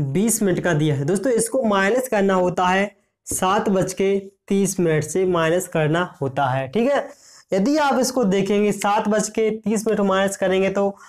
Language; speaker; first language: Hindi; native; Hindi